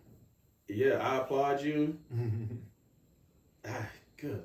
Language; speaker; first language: English; native; English